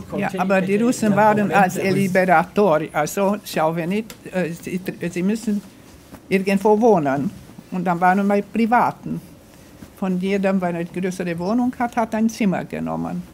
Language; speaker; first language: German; non-native, fluent; Romanian